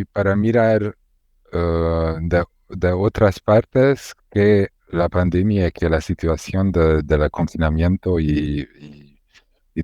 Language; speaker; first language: Spanish; non-native, learner; Hungarian